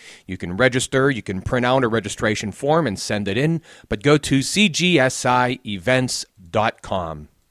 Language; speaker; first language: English; native; English